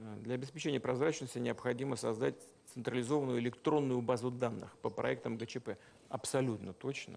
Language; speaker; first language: Russian; native; Russian